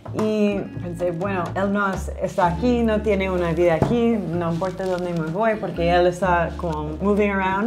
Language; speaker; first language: Spanish; non-native, learner; English